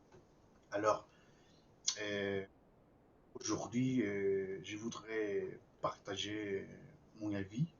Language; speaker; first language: French; non-native, fluent; Spanish